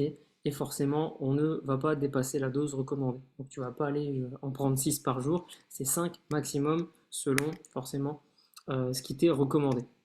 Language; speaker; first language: French; native; French